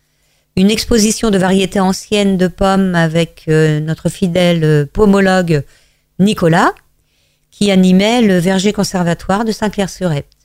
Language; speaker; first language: French; native; French